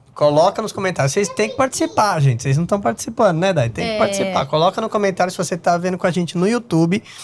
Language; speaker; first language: Portuguese; native; Portuguese